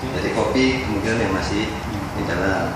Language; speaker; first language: Indonesian; native; Indonesian